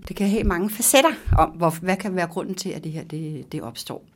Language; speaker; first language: Danish; native; Danish